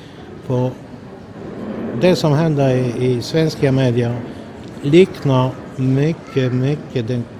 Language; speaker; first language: Swedish; non-native, fluent; Polish